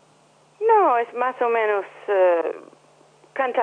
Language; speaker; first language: Spanish; non-native, learner; English